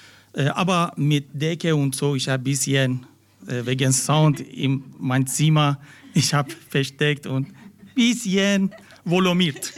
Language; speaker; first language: German; non-native, learner; Persian